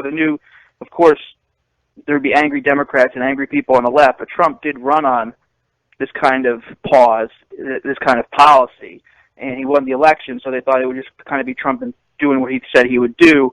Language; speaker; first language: English; native; English